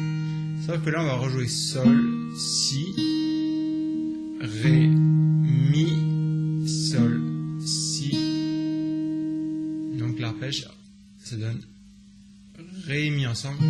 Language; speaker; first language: French; native; French